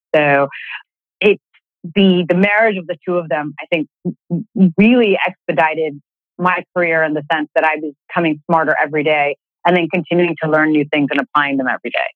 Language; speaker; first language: English; native; English